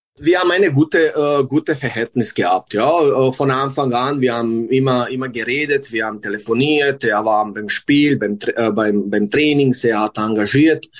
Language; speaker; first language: German; non-native, learner; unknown